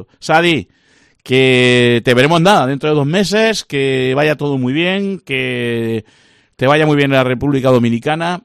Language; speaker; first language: Spanish; native; Spanish